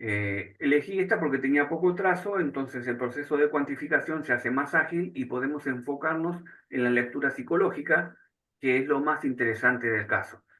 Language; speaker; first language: Spanish; native; Spanish